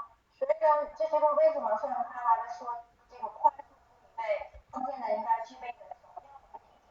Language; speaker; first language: Chinese; native; Chinese